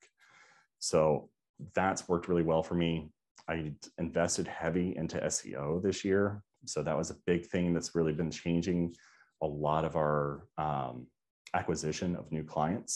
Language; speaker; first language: English; native; English